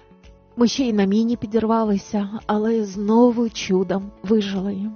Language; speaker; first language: Ukrainian; native; Ukrainian